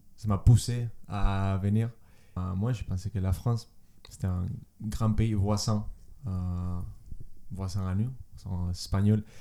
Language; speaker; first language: French; non-native, learner; Spanish